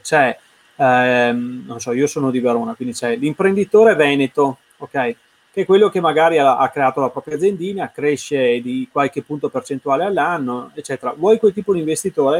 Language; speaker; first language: Italian; native; Italian